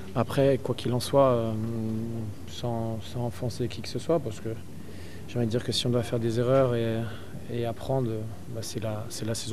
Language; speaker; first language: French; native; French